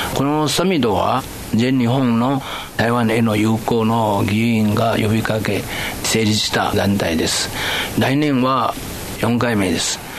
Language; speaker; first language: Japanese; non-native, fluent; Chinese